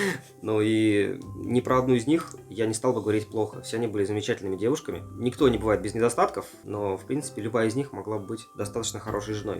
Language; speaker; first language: Russian; native; Russian